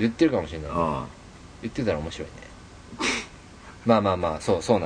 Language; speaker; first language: Japanese; native; Japanese